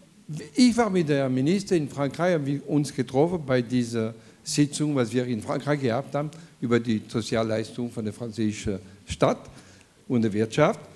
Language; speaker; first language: German; non-native, fluent; French